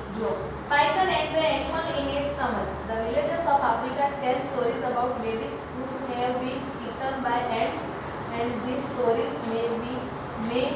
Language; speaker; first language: English; non-native, local second language; Gujarati